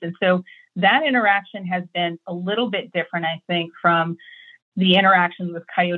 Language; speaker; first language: English; native; English